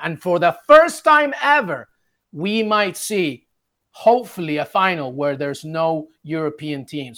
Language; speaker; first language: English; native; English